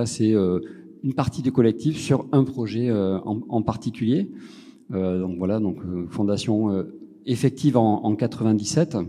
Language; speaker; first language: French; native; French